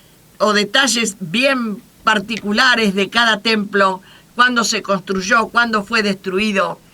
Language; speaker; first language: Spanish; native; Spanish